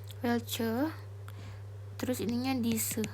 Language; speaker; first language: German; non-native, fluent; Indonesian